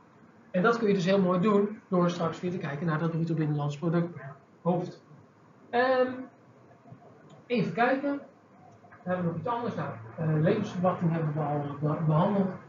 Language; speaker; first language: Dutch; native; Dutch